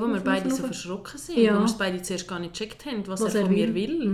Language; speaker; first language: German; native; German